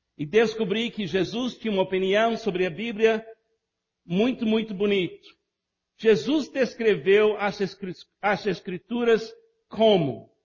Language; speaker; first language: Portuguese; non-native, fluent; English